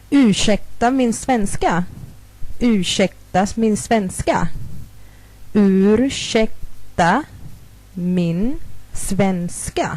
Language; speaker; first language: Swedish; non-native, fluent; Thai